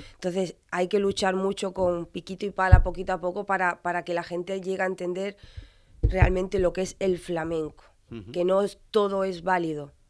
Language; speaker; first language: Spanish; native; Spanish